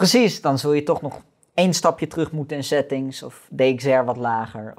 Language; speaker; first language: Dutch; native; Dutch